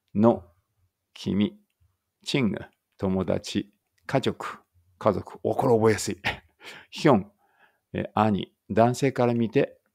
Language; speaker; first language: Japanese; native; Japanese